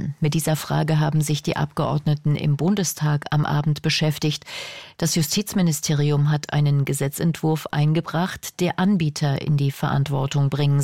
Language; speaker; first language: German; native; German